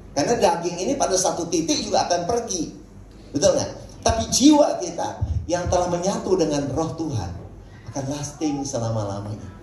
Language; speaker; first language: Indonesian; native; Indonesian